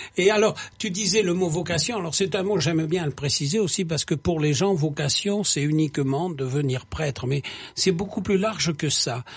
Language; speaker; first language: French; native; French